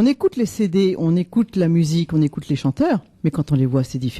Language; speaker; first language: French; native; French